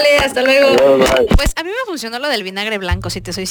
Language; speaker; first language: Spanish; native; Spanish